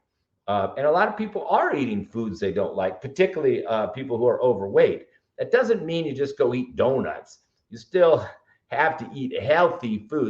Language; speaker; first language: English; native; English